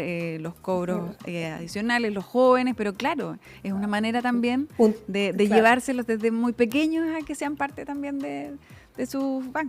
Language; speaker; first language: Spanish; native; Spanish